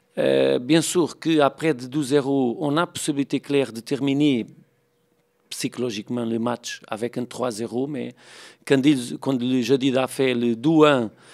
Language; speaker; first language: French; non-native, fluent; Portuguese